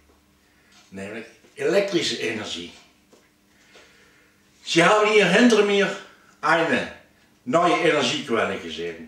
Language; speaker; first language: Dutch; non-native, learner; German